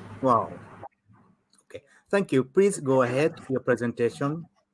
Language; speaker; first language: English; non-native, learner; Japanese